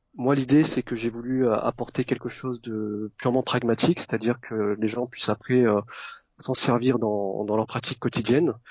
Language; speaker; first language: French; early bilingual, other home language; Vietnamese